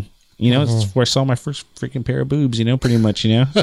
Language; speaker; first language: English; native; English